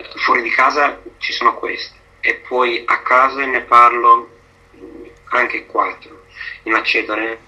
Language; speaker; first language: Italian; non-native, fluent; English